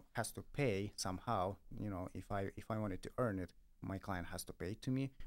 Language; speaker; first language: English; non-native, fluent; Russian